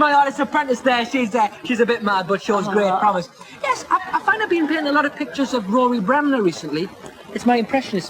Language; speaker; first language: English; native; English